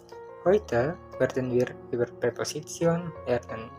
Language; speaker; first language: German; non-native, learner; Indonesian